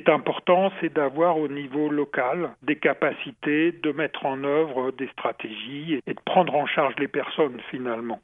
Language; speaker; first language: French; native; French